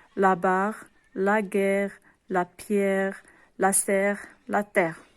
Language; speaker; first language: French; non-native, local second language; Arabic